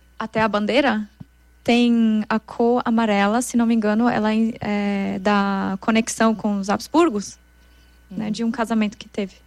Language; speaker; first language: Portuguese; non-native, fluent; German